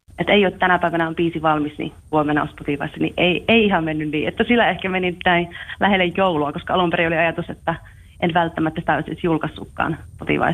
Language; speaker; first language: Finnish; native; Finnish